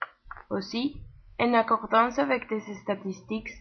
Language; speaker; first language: French; non-native, learner; Spanish